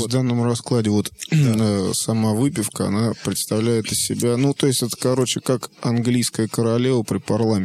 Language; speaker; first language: Russian; native; Russian